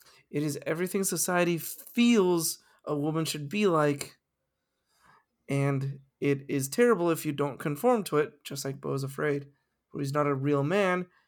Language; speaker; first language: English; early bilingual, other home language; Spanish